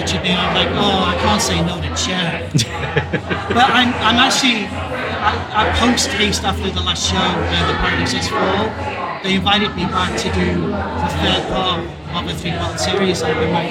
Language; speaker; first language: English; native; English